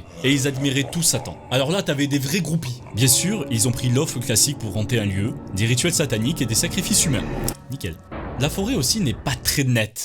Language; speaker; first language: French; native; French